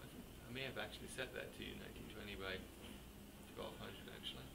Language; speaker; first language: English; native; English